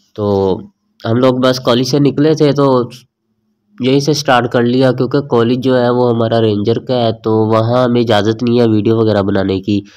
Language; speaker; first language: Urdu; non-native, local second language; Saraiki